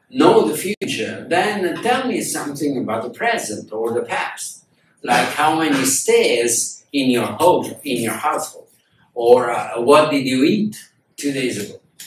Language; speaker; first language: English; non-native, fluent; Italian